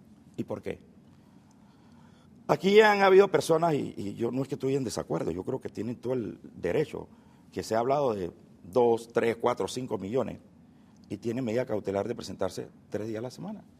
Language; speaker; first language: Spanish; native; Spanish